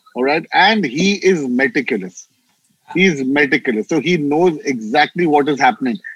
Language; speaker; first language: English; non-native, local second language; Hindi